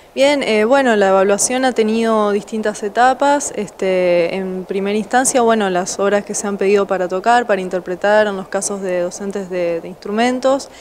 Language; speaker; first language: Spanish; native; Spanish